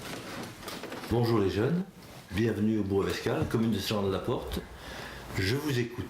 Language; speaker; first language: French; native; French